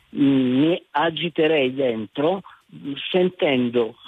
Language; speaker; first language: Italian; native; Italian